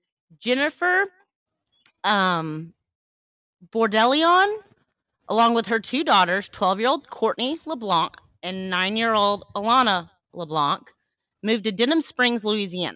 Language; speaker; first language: English; native; English